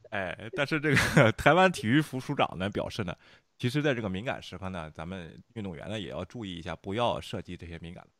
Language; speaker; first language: Chinese; native; Chinese